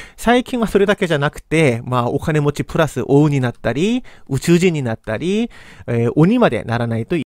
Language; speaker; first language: Japanese; non-native, fluent; Korean